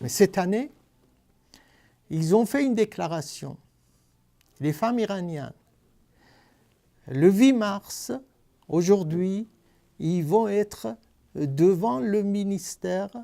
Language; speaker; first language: French; non-native, fluent; Persian